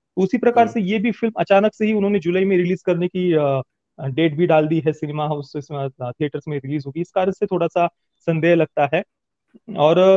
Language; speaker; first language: Hindi; native; Hindi